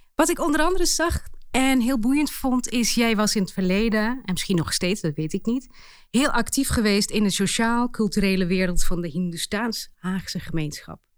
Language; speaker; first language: Dutch; early bilingual, other home language; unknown